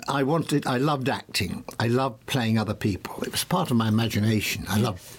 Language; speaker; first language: English; native; English